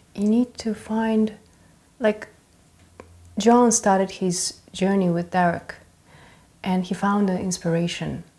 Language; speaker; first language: English; early bilingual, other home language; Russian